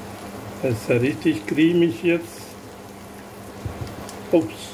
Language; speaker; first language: German; non-native, learner; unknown